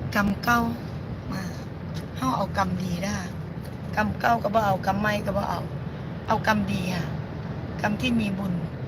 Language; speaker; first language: Thai; native; Thai